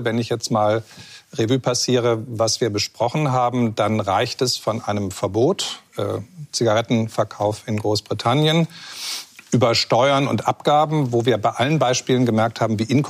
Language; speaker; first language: German; native; German